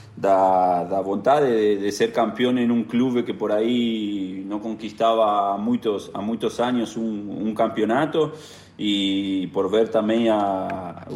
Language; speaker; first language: Portuguese; non-native, learner; Spanish